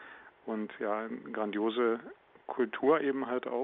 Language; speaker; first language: German; native; German